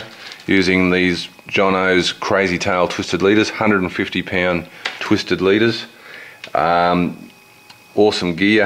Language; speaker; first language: English; native; English